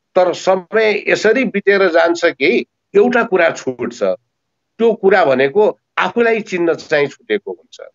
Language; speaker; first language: Nepali; native; Nepali